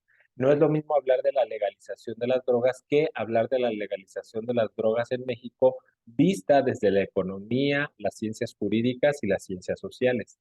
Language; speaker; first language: Spanish; native; Spanish